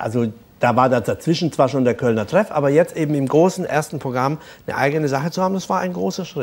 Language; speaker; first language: German; native; German